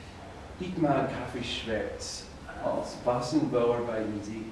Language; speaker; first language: German; non-native, learner; English